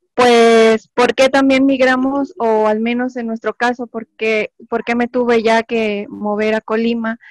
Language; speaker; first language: Spanish; native; Spanish